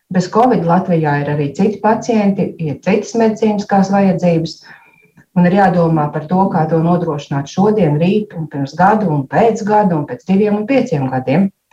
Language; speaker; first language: Latvian; native; Latvian